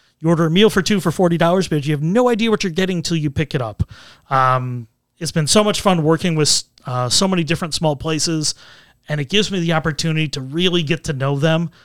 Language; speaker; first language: English; native; English